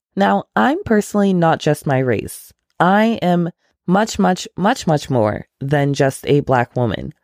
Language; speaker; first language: English; non-native, local second language; Akan